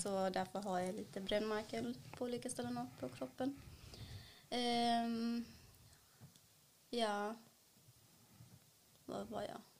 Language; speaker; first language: Swedish; early bilingual, other home language; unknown